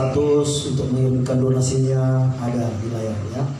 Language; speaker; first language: Indonesian; native; Indonesian